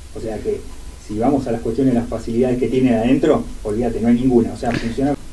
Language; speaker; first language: Spanish; native; Spanish